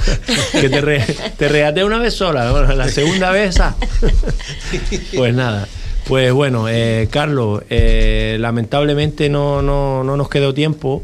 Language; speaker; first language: Spanish; native; Spanish